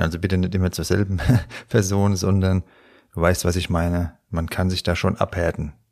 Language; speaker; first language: German; native; German